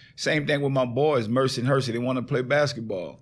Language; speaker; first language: English; native; English